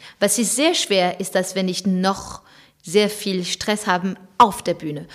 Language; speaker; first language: German; non-native, fluent; French